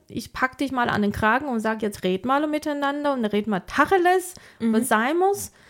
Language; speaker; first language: German; non-native, fluent; Chinese